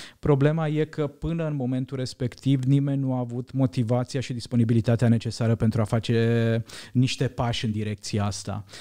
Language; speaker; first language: Romanian; non-native, local second language; Hungarian